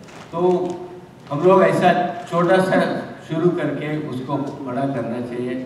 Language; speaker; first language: Hindi; non-native, local second language; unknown